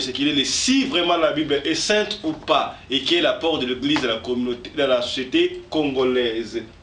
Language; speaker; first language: French; non-native, local second language; Lingala